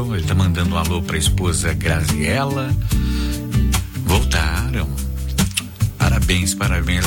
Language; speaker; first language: Portuguese; native; Portuguese